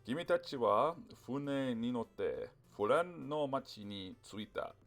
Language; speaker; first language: Japanese; non-native, learner; English